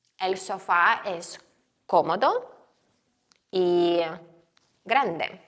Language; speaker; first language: Spanish; non-native, fluent; Ukrainian